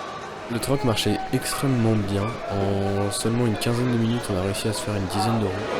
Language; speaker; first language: French; native; French